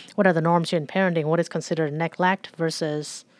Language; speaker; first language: English; early bilingual, other home language; Burmese